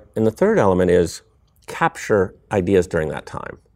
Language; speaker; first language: English; native; English